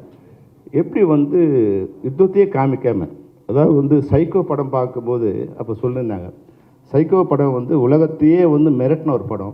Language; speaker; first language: Tamil; native; Tamil